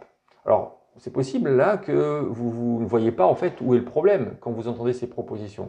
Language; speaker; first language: French; native; French